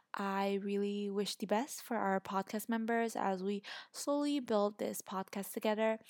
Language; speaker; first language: English; non-native, fluent; Indonesian